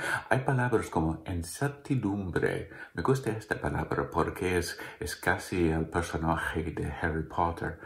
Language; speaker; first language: Spanish; non-native, learner; English